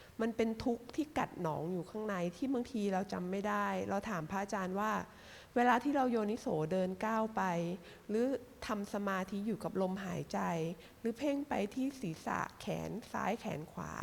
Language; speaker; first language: Thai; native; Thai